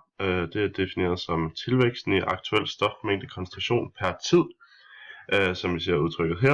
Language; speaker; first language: Danish; native; Danish